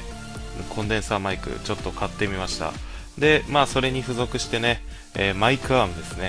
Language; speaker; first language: Japanese; native; Japanese